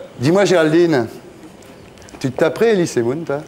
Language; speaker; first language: French; native; French